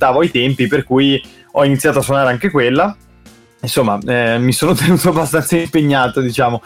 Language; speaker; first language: Italian; native; Italian